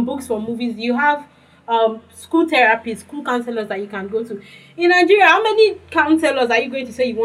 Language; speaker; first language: English; non-native, local second language; Yoruba